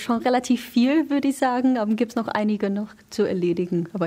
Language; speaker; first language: German; non-native, fluent; English